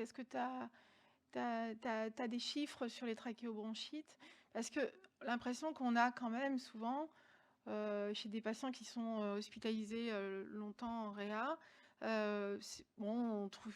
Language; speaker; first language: French; native; French